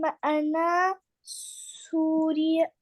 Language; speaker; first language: Arabic; non-native, learner; Urdu